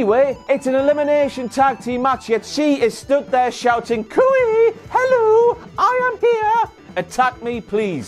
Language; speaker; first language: English; native; English